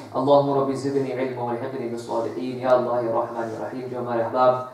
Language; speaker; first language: Urdu; early bilingual, other home language; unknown